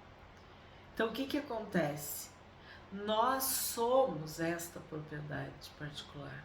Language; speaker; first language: Portuguese; native; Portuguese